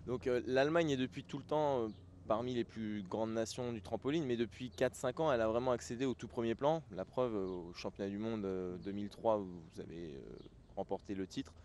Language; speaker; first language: French; native; French